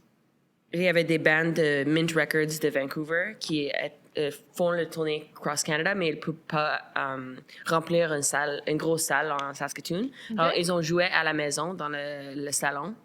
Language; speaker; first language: French; non-native, local second language; English